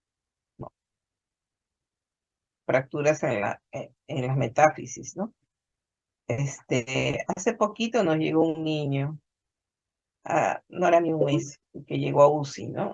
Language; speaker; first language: Spanish; native; Spanish